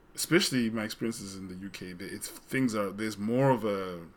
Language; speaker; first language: English; non-native, local second language; Shona